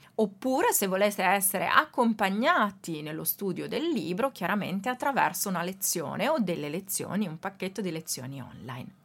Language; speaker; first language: Italian; native; Italian